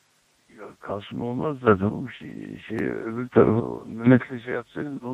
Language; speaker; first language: Turkish; native; Turkish